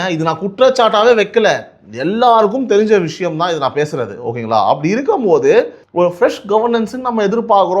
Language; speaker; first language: Tamil; native; Tamil